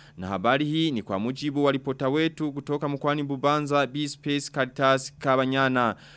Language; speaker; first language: Swahili; non-native, local second language; Rundi